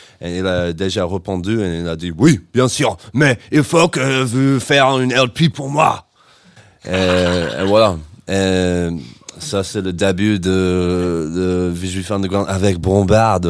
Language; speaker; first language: French; non-native, learner; English